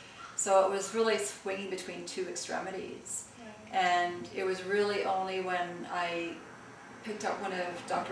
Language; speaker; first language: English; early bilingual, other home language; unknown